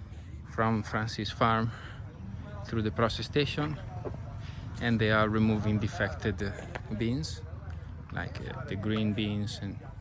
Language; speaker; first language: English; non-native, fluent; Italian